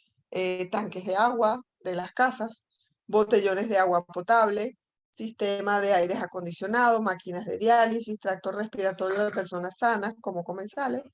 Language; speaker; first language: Spanish; native; Spanish